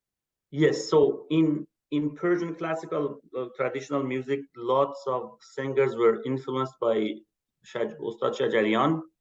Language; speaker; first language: English; non-native, fluent; Persian